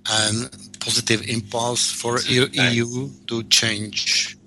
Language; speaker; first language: English; non-native, learner; Slovak